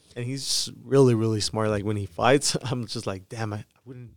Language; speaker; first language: English; early bilingual, other home language; Spanish